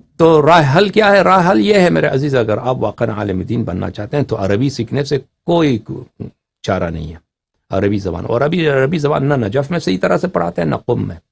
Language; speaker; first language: Urdu; native; Urdu